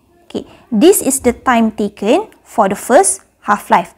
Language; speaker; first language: English; non-native, local second language; Malay